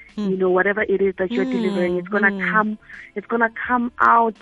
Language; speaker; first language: English; non-native, local second language; Tswana